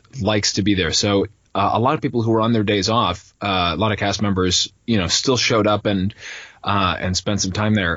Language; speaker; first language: English; native; English